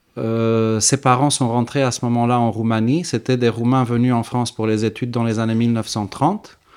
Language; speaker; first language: French; early bilingual, heritage; French